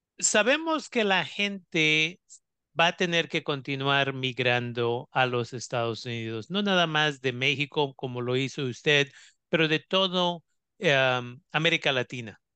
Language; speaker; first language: Spanish; native; Spanish